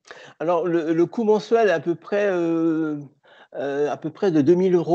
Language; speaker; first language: French; native; French